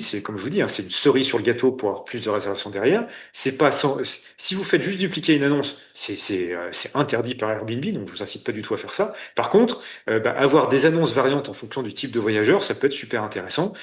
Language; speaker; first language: French; native; French